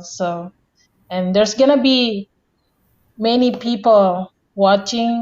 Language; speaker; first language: English; non-native, fluent; Indonesian